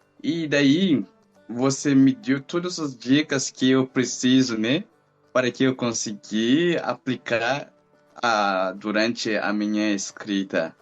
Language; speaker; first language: Portuguese; non-native, fluent; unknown